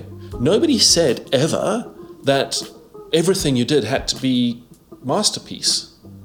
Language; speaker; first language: English; native; English